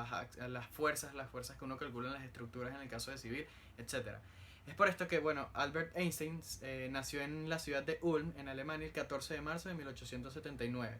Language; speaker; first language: Spanish; native; Spanish